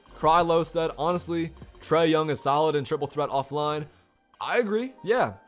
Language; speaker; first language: English; native; English